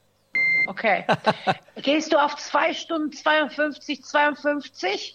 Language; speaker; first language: German; native; German